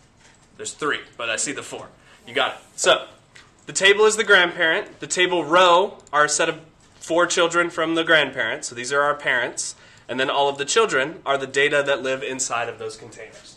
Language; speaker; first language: English; native; English